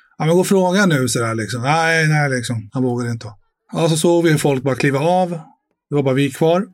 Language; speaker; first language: Swedish; early bilingual, other home language; Arabic